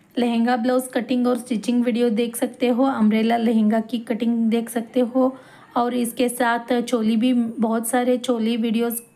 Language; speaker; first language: Hindi; non-native, local second language; Kannada